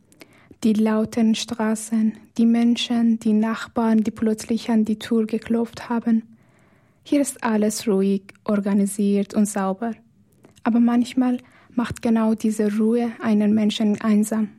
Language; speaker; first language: German; non-native, fluent; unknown